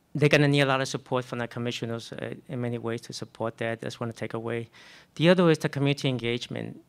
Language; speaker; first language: English; native; English